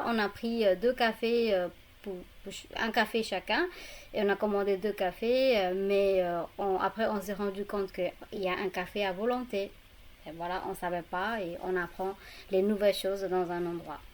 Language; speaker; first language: French; non-native, fluent; Burmese